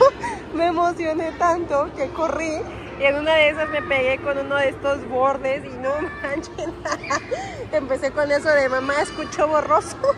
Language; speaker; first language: Spanish; native; Spanish